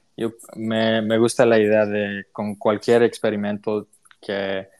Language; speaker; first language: Spanish; early bilingual, other home language; English